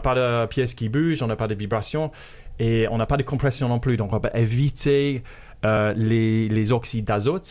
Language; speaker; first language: French; non-native, fluent; English